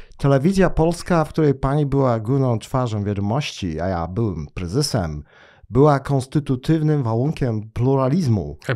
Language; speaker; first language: Polish; native; Polish